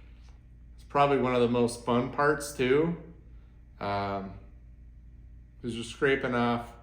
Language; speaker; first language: English; native; English